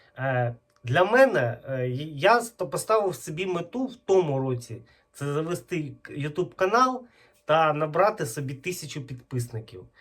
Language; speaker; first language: Ukrainian; non-native, local second language; Russian